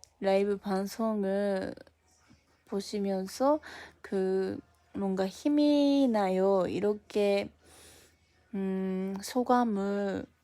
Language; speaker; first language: Korean; non-native, fluent; Japanese